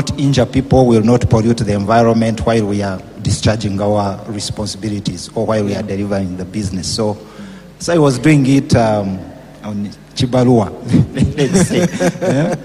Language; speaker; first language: English; non-native, local second language; Nyankole